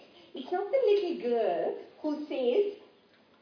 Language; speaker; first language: English; non-native, local second language; Sinhala